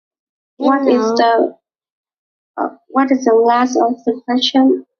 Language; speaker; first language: English; non-native, learner; Vietnamese